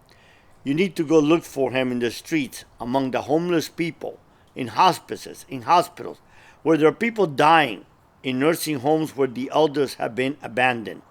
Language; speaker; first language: English; early bilingual, other home language; Spanish